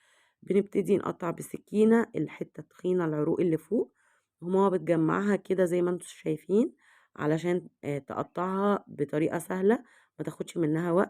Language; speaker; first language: Arabic; native; Arabic